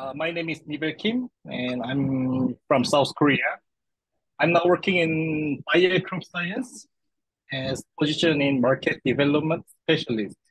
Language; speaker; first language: English; non-native, fluent; Korean